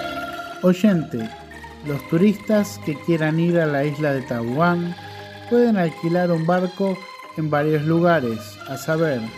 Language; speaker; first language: Spanish; non-native, fluent; Indonesian